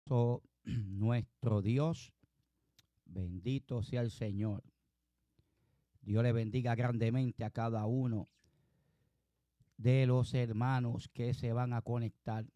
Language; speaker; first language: Spanish; native; Spanish